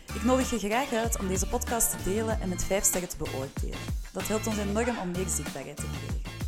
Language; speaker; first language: Dutch; native; Dutch